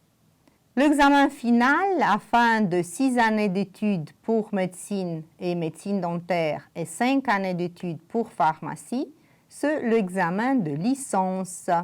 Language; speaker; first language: French; non-native, fluent; Romanian